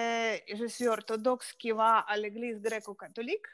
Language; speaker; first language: French; non-native, fluent; Ukrainian